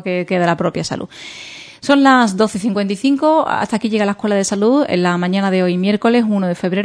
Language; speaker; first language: Spanish; native; Spanish